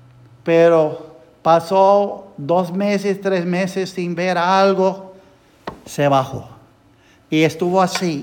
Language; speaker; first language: Spanish; non-native, fluent; English